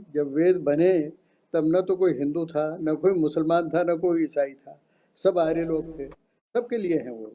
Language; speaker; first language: Hindi; native; Hindi